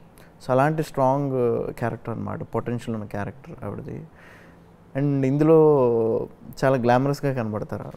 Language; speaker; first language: Telugu; native; Telugu